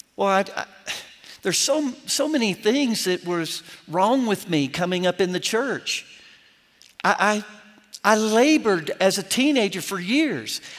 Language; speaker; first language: English; native; English